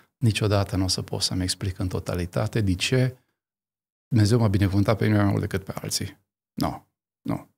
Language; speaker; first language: Romanian; native; Romanian